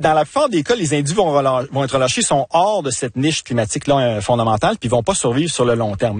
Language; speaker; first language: French; native; French